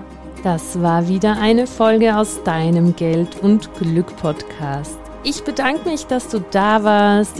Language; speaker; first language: German; native; German